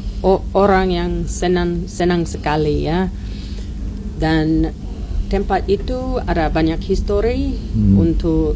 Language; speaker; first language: Indonesian; non-native, learner; English